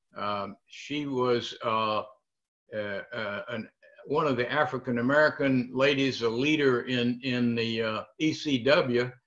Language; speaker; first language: English; native; English